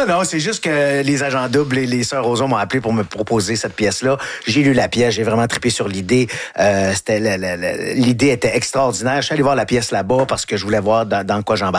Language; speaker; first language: French; native; French